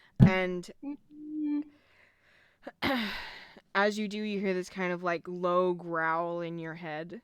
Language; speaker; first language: English; native; English